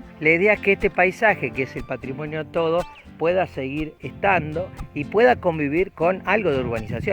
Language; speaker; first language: Spanish; native; Spanish